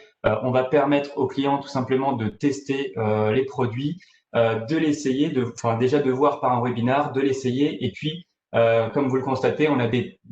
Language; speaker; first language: French; native; French